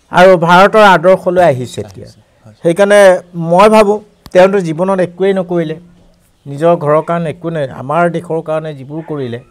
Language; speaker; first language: Assamese; non-native, local second language; Mising